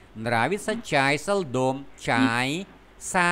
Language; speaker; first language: Russian; non-native, fluent; Vietnamese